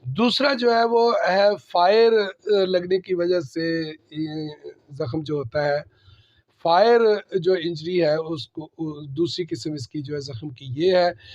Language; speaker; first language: Urdu; non-native, local second language; Punjabi